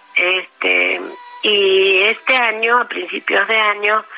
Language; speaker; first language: Spanish; native; Spanish